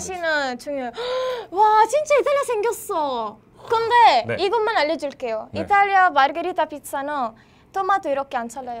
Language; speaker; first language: Korean; non-native, learner; Italian